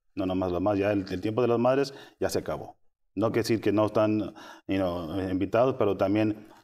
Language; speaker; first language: Spanish; early bilingual, heritage; Spanish